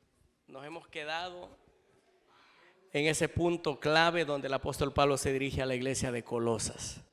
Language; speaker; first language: Spanish; native; Spanish